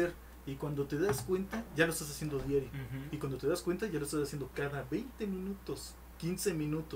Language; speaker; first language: Spanish; native; Spanish